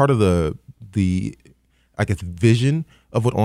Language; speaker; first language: English; native; English